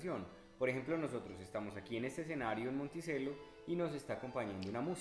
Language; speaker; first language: Spanish; native; Spanish